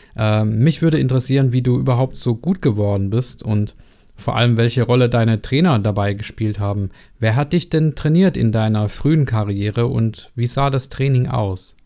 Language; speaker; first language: German; non-native, learner; Czech